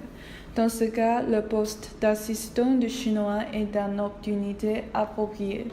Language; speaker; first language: French; non-native, learner; Chinese